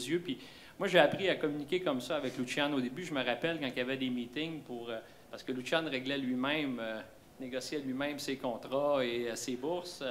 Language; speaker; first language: French; native; French